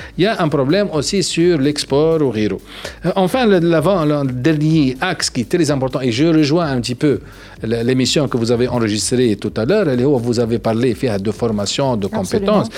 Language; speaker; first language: French; non-native, local second language; Arabic